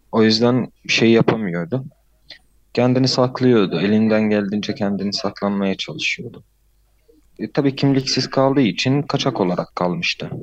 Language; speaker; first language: Turkish; non-native, fluent; Arabic